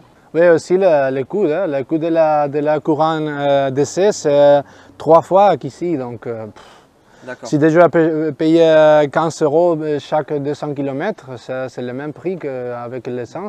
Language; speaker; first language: French; non-native, fluent; Spanish